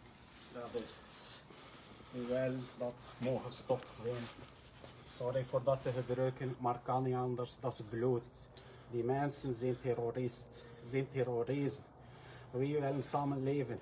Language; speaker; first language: Dutch; non-native, learner; Arabic